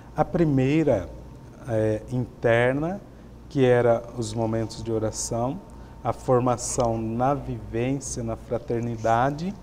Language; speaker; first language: Portuguese; native; Portuguese